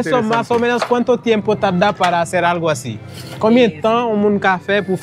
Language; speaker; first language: Spanish; non-native, learner; Haitian Creole